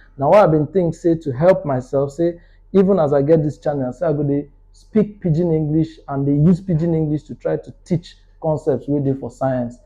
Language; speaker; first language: Nigerian Pidgin; non-native, local second language; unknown